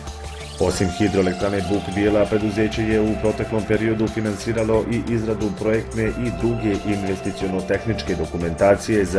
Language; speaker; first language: Bosnian; native; Bosnian